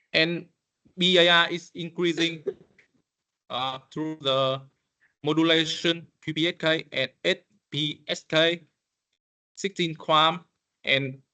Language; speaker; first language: English; non-native, fluent; Vietnamese